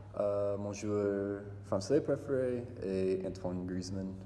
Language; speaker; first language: French; non-native, learner; English